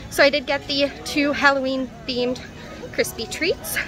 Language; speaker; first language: English; native; English